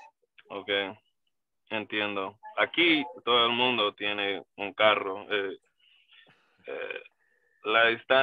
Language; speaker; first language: Spanish; non-native, learner; English